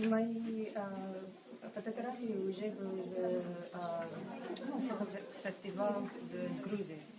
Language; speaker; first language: Russian; non-native, learner; English